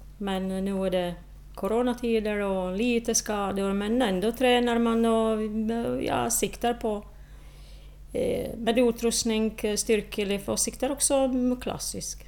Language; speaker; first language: Swedish; non-native, fluent; Slovak